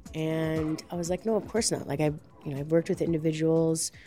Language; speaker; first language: English; native; English